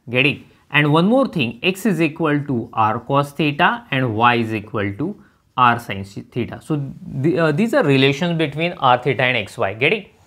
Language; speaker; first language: English; non-native, local second language; Marathi